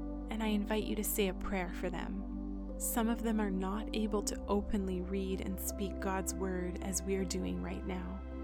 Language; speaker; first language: English; native; English